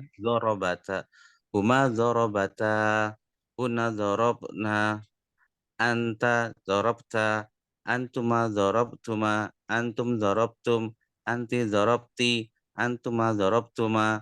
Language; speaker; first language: Arabic; non-native, learner; Indonesian